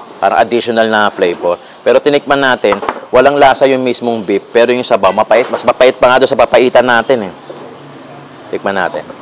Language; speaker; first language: Filipino; native; Filipino